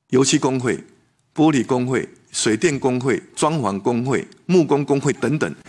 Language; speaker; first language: Chinese; native; Chinese